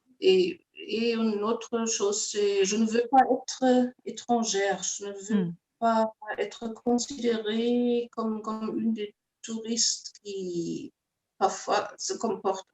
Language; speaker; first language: French; non-native, fluent; German